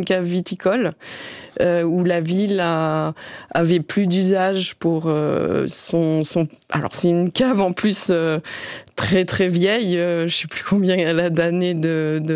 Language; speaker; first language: French; native; French